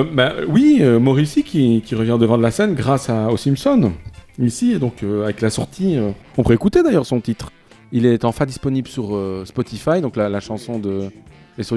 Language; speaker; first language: French; native; French